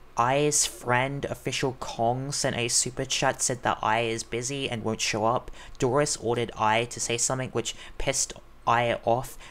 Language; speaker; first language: English; native; English